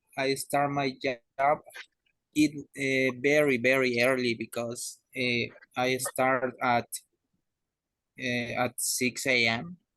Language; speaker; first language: English; non-native, learner; Spanish